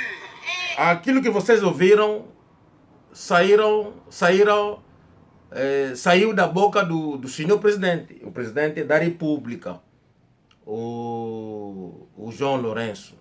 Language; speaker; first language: Portuguese; non-native, local second language; Kongo